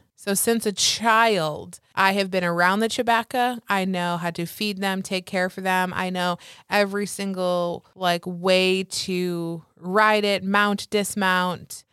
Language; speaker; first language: English; native; English